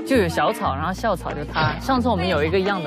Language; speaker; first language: Chinese; native; Chinese